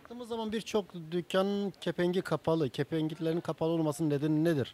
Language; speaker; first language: Turkish; native; Turkish